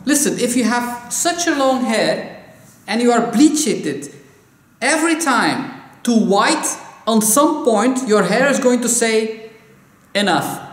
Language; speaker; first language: English; non-native, fluent; Dutch